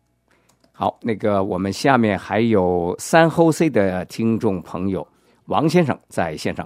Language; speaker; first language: Chinese; native; Chinese